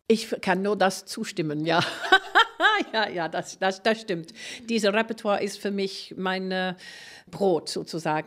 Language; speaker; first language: German; non-native, fluent; English